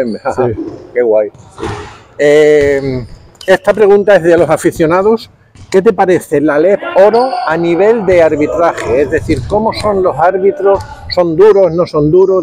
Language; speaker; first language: Spanish; native; Spanish